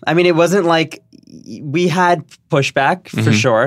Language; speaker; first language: English; native; English